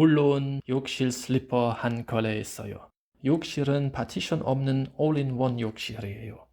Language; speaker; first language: Korean; non-native, fluent; German